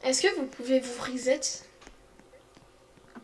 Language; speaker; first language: French; native; French